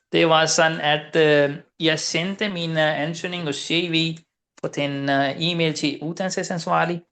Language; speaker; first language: Danish; non-native, fluent; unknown